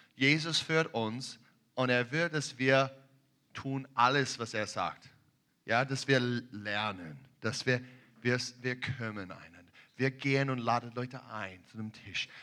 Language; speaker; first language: German; non-native, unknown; English